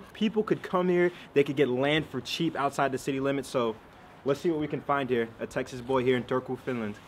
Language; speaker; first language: English; native; English